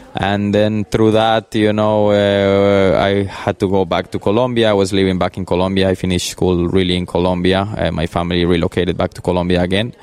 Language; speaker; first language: English; early bilingual, other home language; Spanish